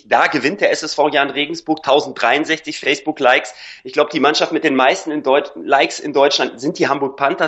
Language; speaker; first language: German; native; German